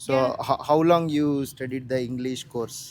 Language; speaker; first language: English; non-native, learner; Telugu